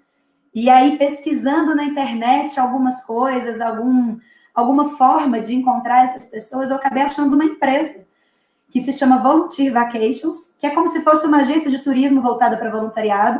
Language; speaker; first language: Portuguese; native; Portuguese